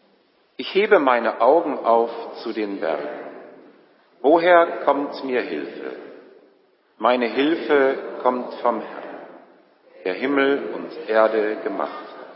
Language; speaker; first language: German; native; German